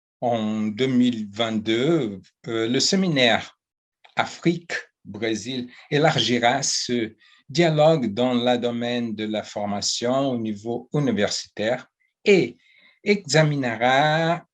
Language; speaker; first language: French; non-native, fluent; Portuguese